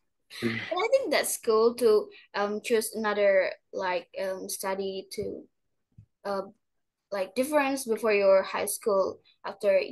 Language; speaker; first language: English; non-native, learner; Indonesian